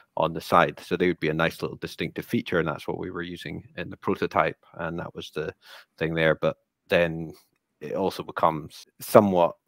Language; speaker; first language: English; native; English